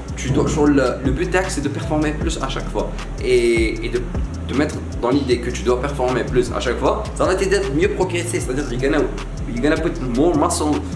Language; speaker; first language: French; non-native, local second language; Arabic